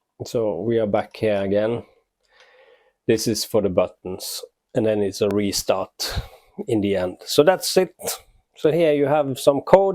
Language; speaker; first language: English; non-native, fluent; Norwegian